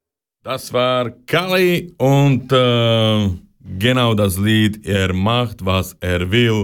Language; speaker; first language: German; non-native, learner; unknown